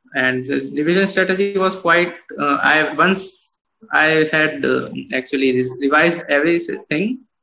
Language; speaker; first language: English; non-native, local second language; Hindi